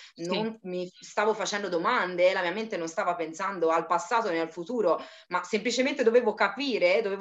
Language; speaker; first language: Italian; native; Italian